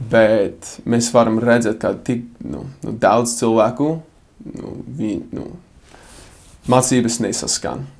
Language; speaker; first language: Latvian; non-native, fluent; English